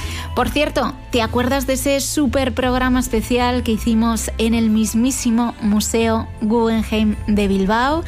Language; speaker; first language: Spanish; native; Spanish